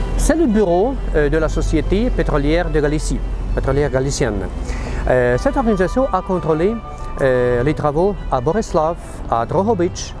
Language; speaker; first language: French; non-native, fluent; Ukrainian